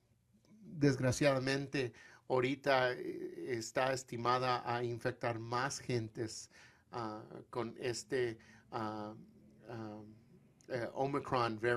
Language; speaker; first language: Spanish; early bilingual, heritage; English